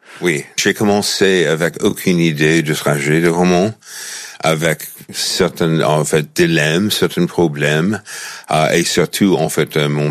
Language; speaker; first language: French; non-native, fluent; English